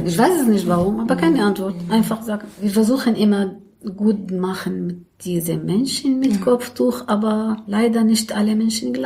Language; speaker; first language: German; non-native, learner; Arabic